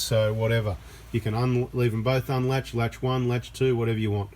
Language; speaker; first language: English; native; English